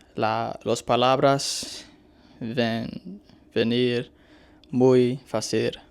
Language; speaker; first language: Spanish; non-native, learner; English